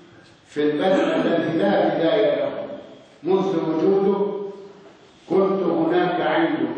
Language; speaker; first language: Arabic; native; Arabic